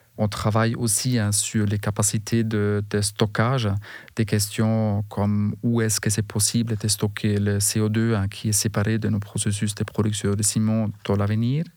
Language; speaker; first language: French; non-native, fluent; German